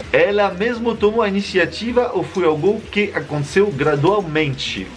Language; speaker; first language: Portuguese; non-native, fluent; French